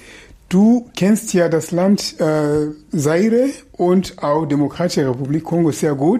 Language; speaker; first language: German; non-native, fluent; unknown